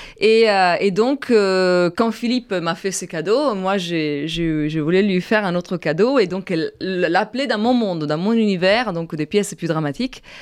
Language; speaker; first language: French; non-native, fluent; Italian